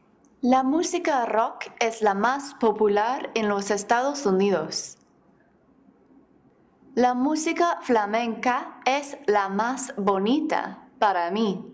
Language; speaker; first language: Spanish; non-native, fluent; English